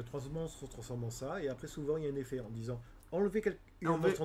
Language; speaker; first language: French; native; French